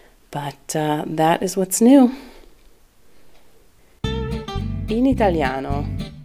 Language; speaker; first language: English; native; English